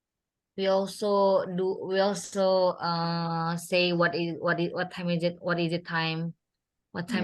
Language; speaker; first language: English; non-native, learner; Indonesian